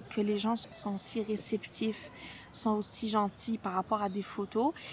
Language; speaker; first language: French; non-native, local second language; Arabic